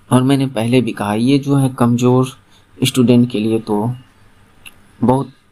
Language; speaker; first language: Hindi; non-native, local second language; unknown